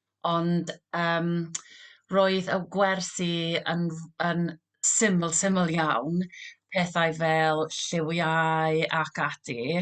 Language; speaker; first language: Welsh; non-native, local second language; English